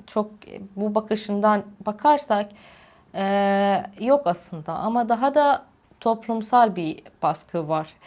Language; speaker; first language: Turkish; non-native, fluent; Arabic